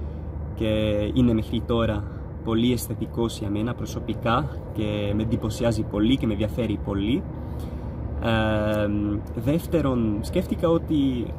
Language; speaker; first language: Greek; non-native, fluent; Arabic